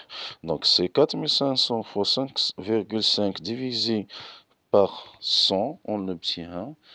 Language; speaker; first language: French; non-native, local second language; Arabic